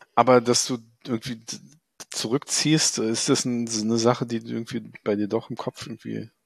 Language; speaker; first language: German; native; German